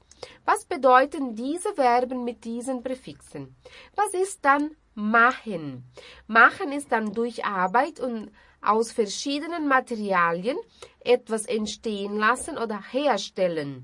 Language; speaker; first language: German; non-native, fluent; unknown